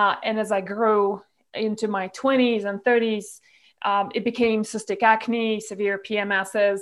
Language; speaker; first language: English; non-native, local second language; Polish